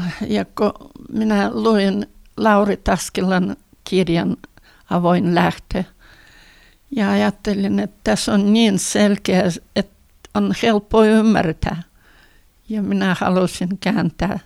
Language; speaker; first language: Finnish; early bilingual, heritage; Finnish